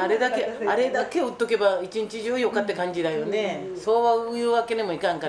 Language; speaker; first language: Japanese; native; Japanese